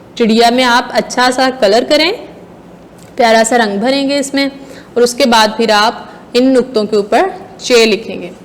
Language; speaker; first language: Hindi; non-native, local second language; Punjabi